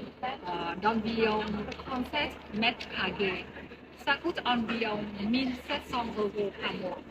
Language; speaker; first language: French; non-native, learner; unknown